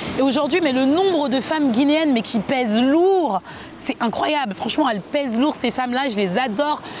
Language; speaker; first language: French; native; French